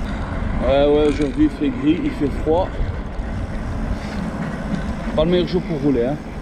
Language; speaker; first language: French; native; French